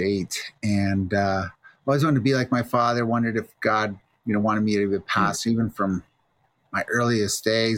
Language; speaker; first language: English; native; English